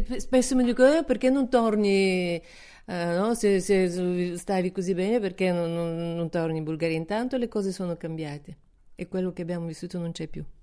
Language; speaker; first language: Italian; non-native, fluent; Bulgarian